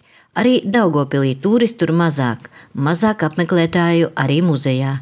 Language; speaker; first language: Latvian; native; Latvian